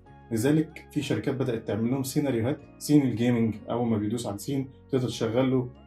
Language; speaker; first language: Arabic; native; Arabic